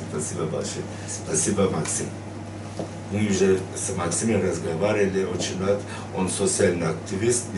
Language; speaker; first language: Russian; non-native, learner; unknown